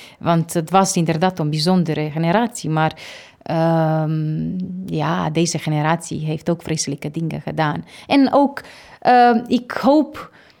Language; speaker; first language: Dutch; non-native, fluent; Romanian